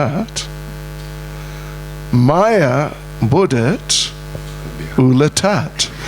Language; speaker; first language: Russian; non-native, learner; English